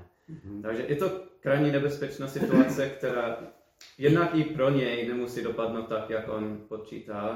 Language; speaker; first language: Czech; non-native, fluent; English